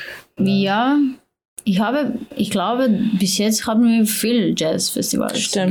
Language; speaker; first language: German; non-native, learner; Slovenian